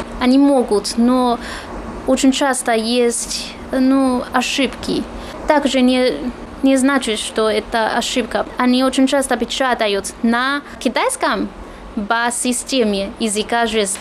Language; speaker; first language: Russian; non-native, fluent; Chinese